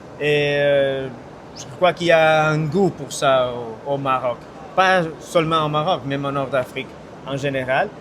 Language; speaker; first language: French; non-native, fluent; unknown